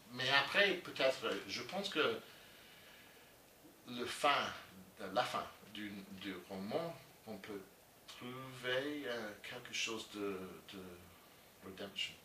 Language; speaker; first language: French; non-native, learner; English